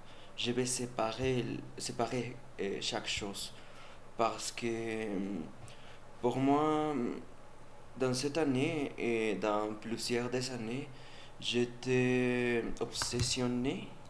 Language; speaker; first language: French; non-native, learner; Spanish